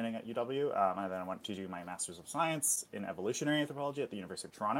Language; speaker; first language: English; native; English